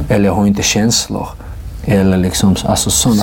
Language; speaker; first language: Swedish; non-native, fluent; Georgian